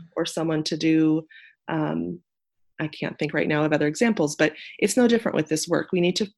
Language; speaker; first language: English; native; English